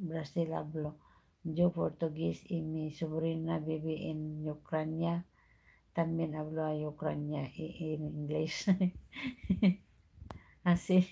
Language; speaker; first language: Spanish; non-native, learner; Filipino